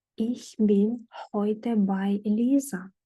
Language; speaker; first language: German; non-native, fluent; Ukrainian